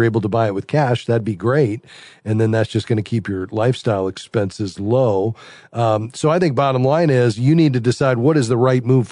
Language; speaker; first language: English; native; English